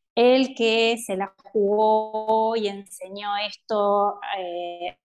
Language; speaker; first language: Spanish; native; Spanish